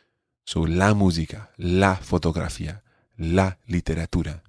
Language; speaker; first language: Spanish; non-native, fluent; English